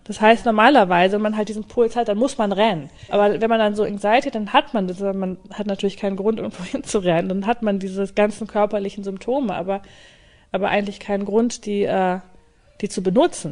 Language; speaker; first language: German; native; German